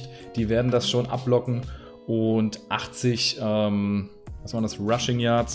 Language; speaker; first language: German; native; German